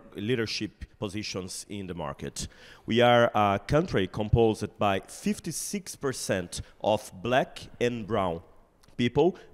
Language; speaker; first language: English; non-native, fluent; Portuguese